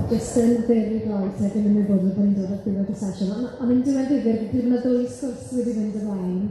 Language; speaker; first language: Welsh; native; Welsh